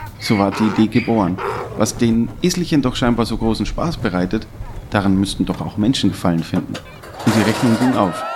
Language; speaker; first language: German; native; German